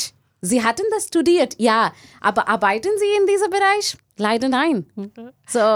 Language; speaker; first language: German; non-native, learner; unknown